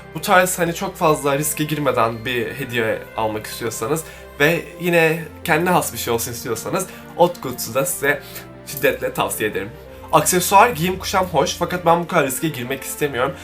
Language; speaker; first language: Turkish; native; Turkish